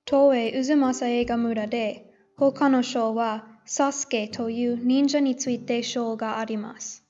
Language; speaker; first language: Japanese; non-native, learner; English